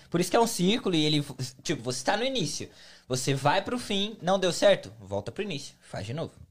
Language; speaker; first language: Portuguese; native; Portuguese